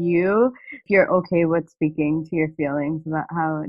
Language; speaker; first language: English; native; English